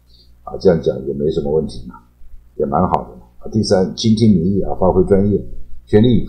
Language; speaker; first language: Chinese; native; Chinese